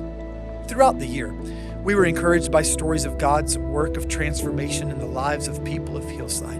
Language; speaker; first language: English; native; English